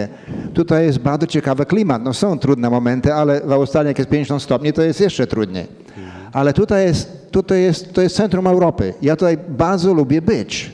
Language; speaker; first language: Polish; early bilingual, heritage; Polish